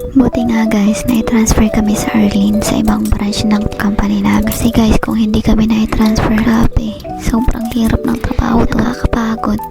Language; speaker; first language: Filipino; native; Filipino